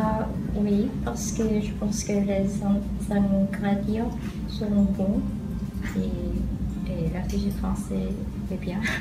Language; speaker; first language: French; non-native, learner; Korean